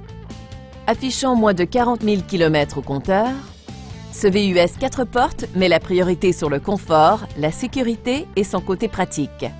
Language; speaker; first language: French; native; French